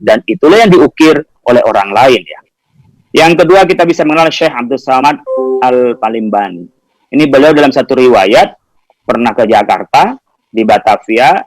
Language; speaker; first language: Indonesian; non-native, local second language; Madurese